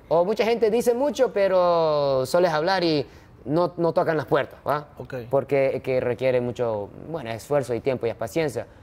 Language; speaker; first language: Spanish; non-native, fluent; Japanese